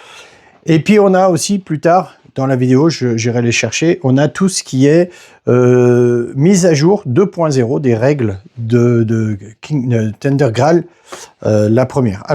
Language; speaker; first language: French; native; French